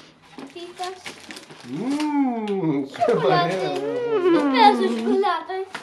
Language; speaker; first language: Spanish; early bilingual, heritage; Spanish